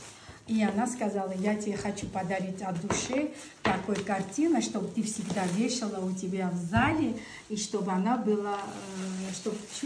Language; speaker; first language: Russian; non-native, local second language; Armenian